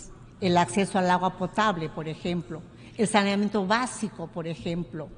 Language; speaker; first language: Spanish; native; Spanish